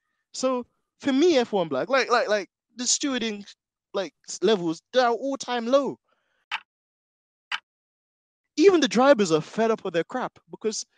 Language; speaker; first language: English; native; English